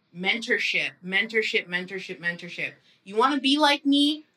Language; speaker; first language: English; native; English